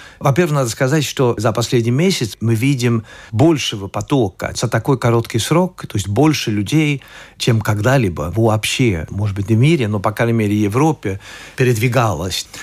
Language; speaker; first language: Russian; non-native, fluent; Swedish